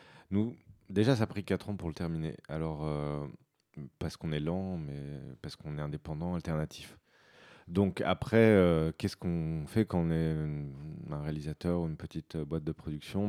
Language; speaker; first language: French; native; French